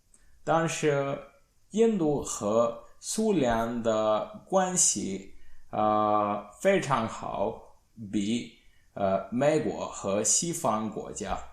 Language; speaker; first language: Chinese; non-native, learner; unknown